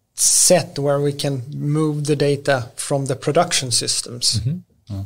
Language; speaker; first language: English; non-native, fluent; Swedish